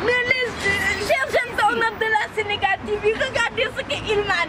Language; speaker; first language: French; non-native, learner; Wolof